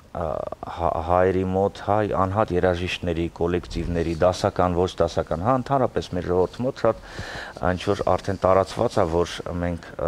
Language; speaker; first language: Armenian; early bilingual, heritage; Armenian